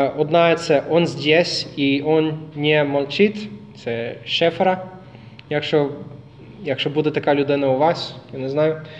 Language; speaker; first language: Ukrainian; non-native, fluent; English